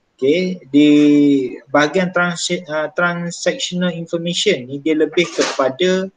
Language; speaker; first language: English; non-native, local second language; Malay